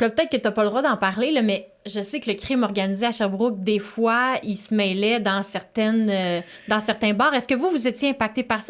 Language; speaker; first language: French; native; French